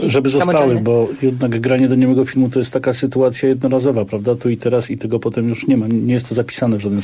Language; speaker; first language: Polish; native; Polish